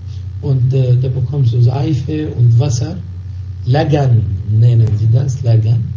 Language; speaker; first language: German; non-native, fluent; Arabic